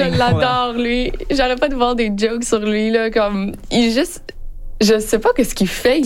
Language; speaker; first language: French; native; French